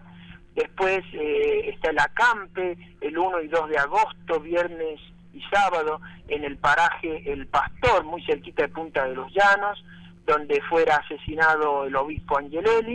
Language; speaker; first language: Spanish; native; Spanish